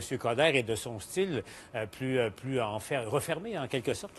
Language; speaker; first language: French; native; French